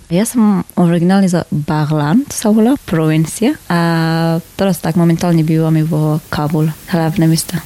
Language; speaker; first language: Slovak; non-native, learner; Persian